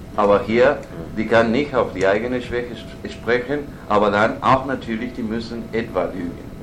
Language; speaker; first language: German; non-native, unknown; Spanish